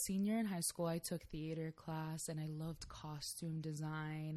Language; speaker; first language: English; native; English